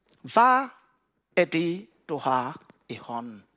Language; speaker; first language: Danish; non-native, learner; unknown